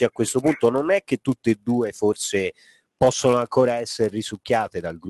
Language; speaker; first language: Italian; native; Italian